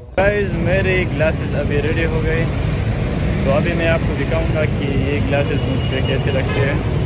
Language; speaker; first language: Urdu; non-native, local second language; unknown